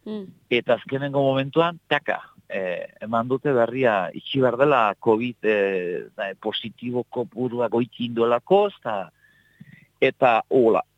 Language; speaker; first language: Basque; native; Basque